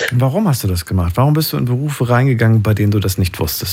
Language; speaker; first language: German; native; German